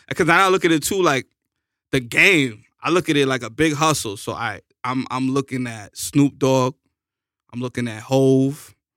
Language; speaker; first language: English; native; English